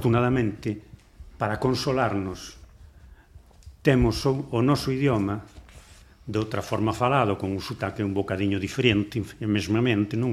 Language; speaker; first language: Galician; native; Galician